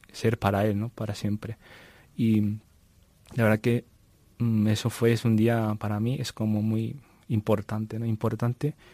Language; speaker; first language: Spanish; non-native, fluent; Japanese